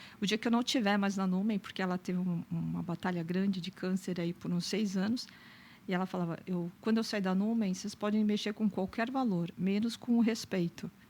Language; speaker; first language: Portuguese; native; Portuguese